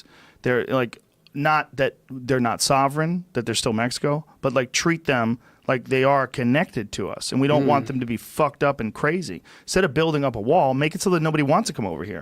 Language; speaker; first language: English; native; English